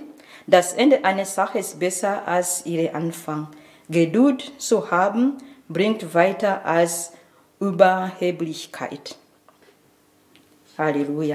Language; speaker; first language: German; non-native, learner; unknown